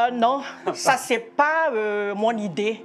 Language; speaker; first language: French; non-native, local second language; Malagasy